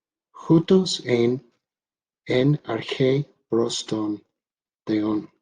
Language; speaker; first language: Spanish; non-native, fluent; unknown